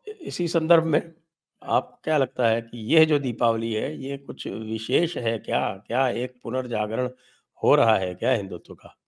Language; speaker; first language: Hindi; native; Hindi